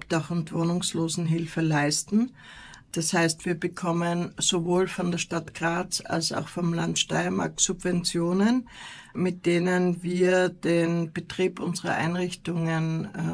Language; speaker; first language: German; native; German